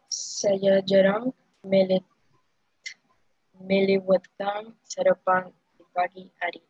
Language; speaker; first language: Indonesian; non-native, learner; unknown